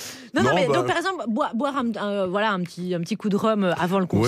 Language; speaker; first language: French; native; French